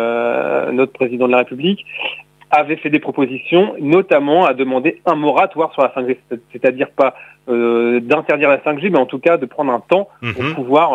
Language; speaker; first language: French; native; French